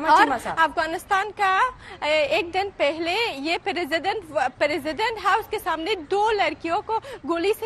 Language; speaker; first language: Hindi; non-native, fluent; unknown